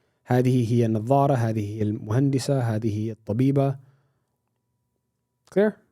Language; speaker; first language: Arabic; non-native, fluent; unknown